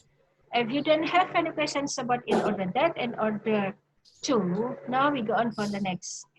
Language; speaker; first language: English; non-native, learner; Indonesian